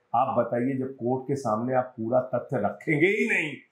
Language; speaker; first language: Hindi; native; Hindi